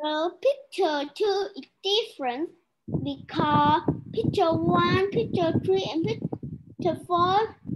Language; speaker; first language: English; non-native, learner; Vietnamese